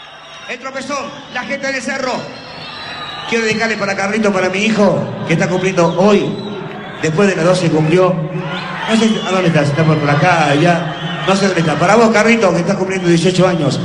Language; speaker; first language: Spanish; native; Spanish